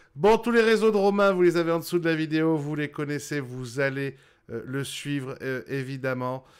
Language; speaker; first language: French; native; French